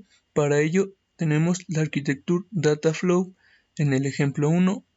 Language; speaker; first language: Spanish; native; Spanish